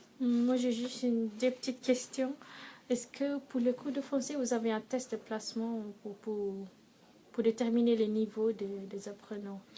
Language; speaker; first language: French; non-native, fluent; Malay